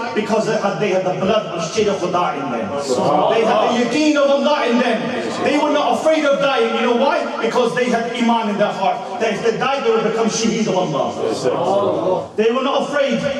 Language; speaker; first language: English; native; English